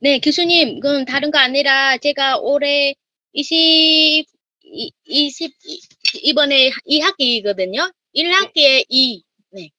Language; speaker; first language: Korean; non-native, learner; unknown